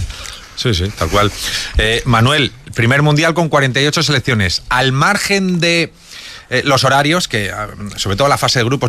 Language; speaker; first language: Spanish; native; Spanish